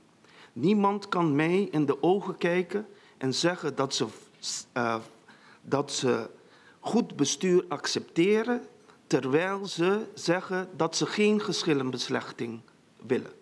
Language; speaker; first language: Dutch; non-native, local second language; Papiamento